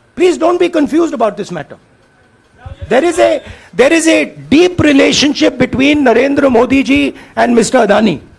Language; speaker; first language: English; non-native, local second language; Hindi